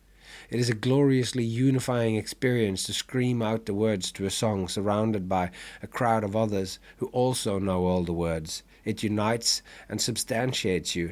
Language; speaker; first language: English; non-native, fluent; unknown